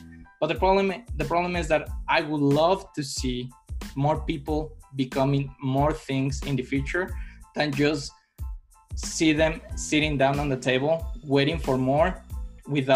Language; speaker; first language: English; non-native, fluent; Spanish